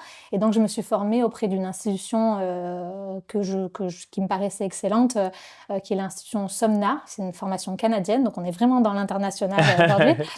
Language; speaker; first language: French; native; French